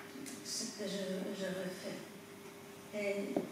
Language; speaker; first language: French; non-native, fluent; Polish